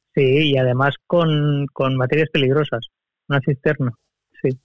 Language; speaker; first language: Spanish; native; Spanish